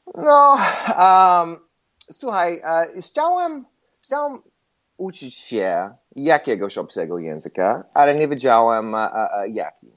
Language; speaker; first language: Polish; non-native, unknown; English